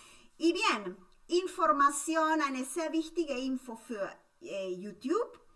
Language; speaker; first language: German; non-native, fluent; Spanish